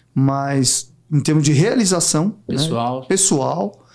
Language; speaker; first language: Portuguese; native; Portuguese